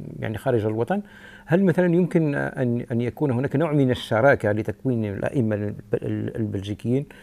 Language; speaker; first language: Arabic; native; Arabic